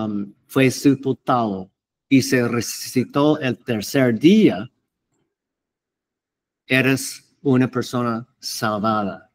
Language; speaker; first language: Spanish; non-native, fluent; English